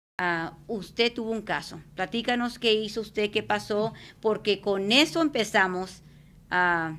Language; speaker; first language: Spanish; native; Spanish